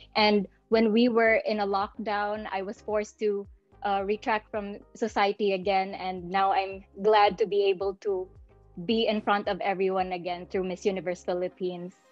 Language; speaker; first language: English; non-native, local second language; Cebuano